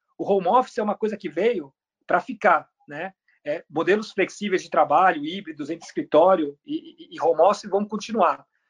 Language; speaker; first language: Portuguese; early bilingual, other home language; Spanish